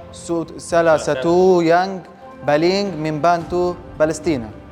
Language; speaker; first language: Indonesian; non-native, learner; Arabic